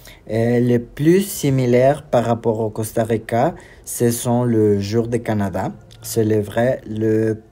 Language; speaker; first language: French; non-native, learner; Spanish